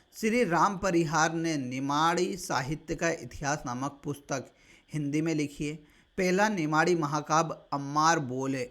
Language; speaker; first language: Hindi; native; Hindi